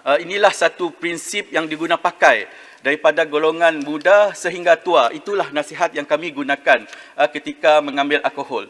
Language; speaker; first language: Malay; native; Malay